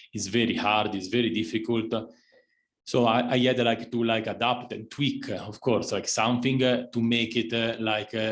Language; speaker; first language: English; non-native, fluent; Italian